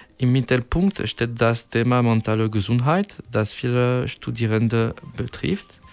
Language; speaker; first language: German; non-native, learner; French